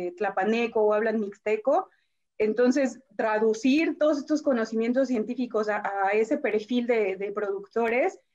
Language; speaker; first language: Spanish; native; Spanish